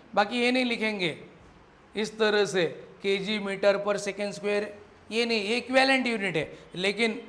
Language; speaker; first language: Hindi; non-native, local second language; Marathi